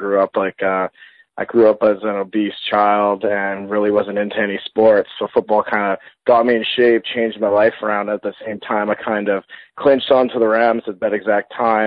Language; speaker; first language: English; native; English